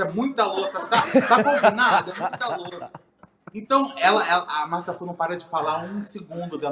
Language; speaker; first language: Portuguese; native; Portuguese